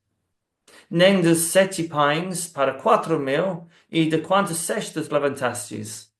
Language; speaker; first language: Portuguese; non-native, fluent; English